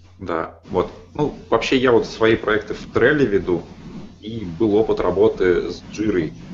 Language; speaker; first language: Russian; native; Russian